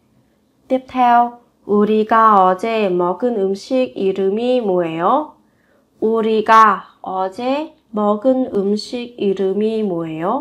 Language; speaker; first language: Korean; non-native, fluent; Vietnamese